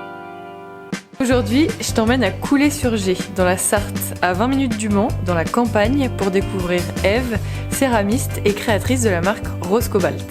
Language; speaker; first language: French; native; French